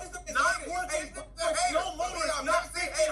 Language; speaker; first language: English; native; English